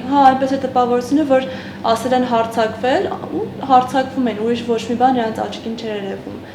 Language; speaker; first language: Armenian; native; Armenian